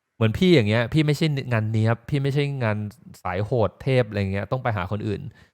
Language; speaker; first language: Thai; native; Thai